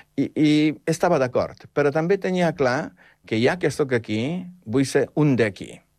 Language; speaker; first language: Catalan; non-native, fluent; Polish